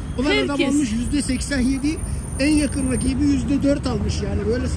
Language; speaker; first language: Turkish; native; Turkish